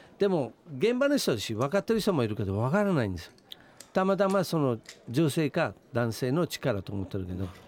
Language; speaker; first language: Japanese; non-native, fluent; Italian